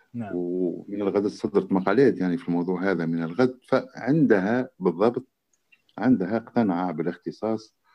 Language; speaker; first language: Arabic; native; Arabic